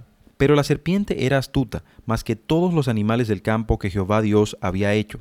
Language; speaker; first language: Spanish; native; Spanish